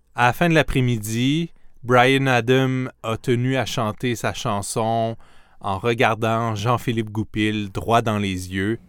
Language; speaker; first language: French; native; French